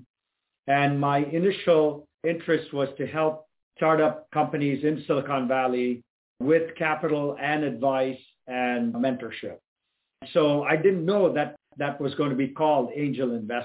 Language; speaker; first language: English; non-native, local second language; Tamil